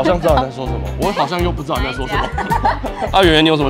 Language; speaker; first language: Chinese; native; Chinese